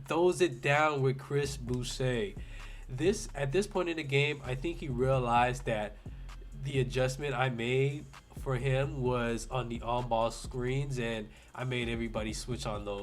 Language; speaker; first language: English; native; English